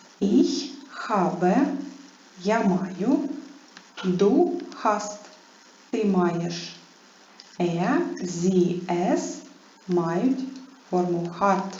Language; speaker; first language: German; non-native, fluent; Ukrainian